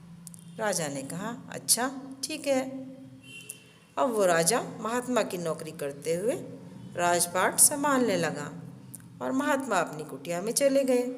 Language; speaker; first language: Hindi; native; Hindi